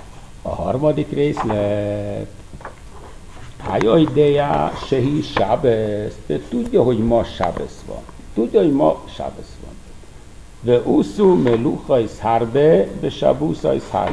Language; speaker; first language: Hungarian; non-native, fluent; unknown